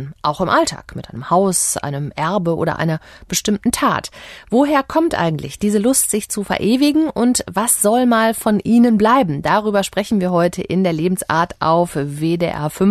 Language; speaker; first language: German; native; German